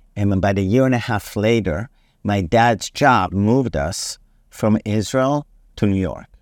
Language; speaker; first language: English; non-native, fluent; Hebrew